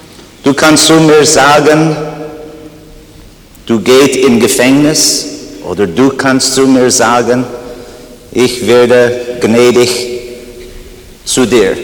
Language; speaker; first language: German; non-native, learner; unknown